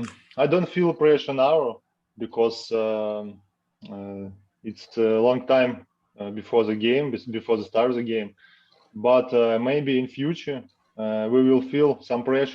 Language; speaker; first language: English; non-native, learner; Russian